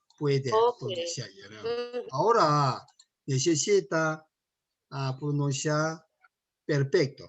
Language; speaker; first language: Spanish; non-native, learner; Korean